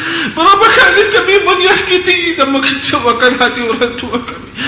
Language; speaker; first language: Indonesian; non-native, fluent; Arabic